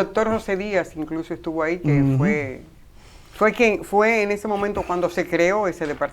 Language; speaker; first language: Spanish; native; Spanish